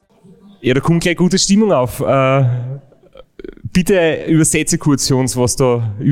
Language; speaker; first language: German; native; German